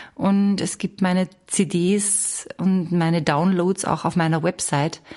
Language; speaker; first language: German; native; German